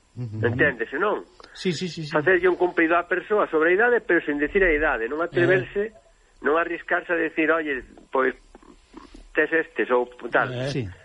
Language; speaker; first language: Galician; native; Galician